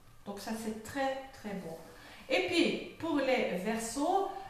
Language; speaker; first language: French; non-native, fluent; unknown